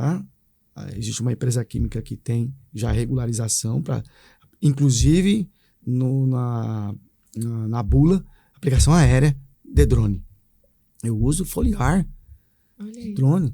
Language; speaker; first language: Portuguese; native; Portuguese